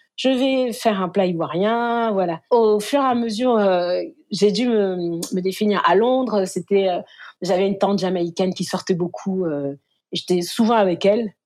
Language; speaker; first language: French; native; French